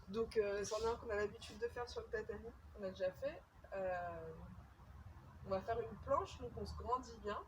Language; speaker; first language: French; native; French